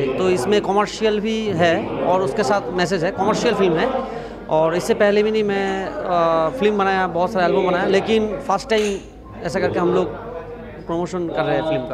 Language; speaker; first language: Hindi; non-native, local second language; Bangla